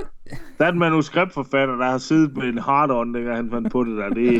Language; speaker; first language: Danish; native; Danish